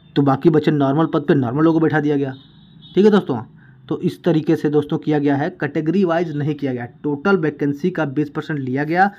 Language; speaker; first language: Hindi; native; Hindi